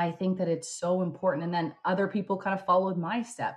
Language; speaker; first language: English; native; English